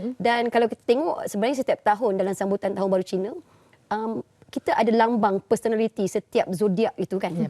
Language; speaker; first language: Malay; native; Malay